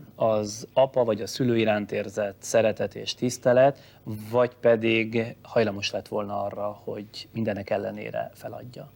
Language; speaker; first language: Hungarian; native; Hungarian